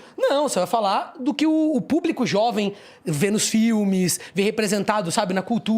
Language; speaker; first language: Portuguese; native; Portuguese